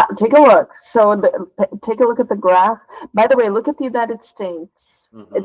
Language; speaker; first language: English; non-native, fluent; Portuguese